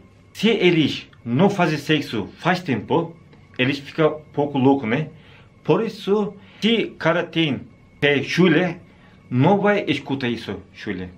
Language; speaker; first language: Portuguese; non-native, learner; Turkish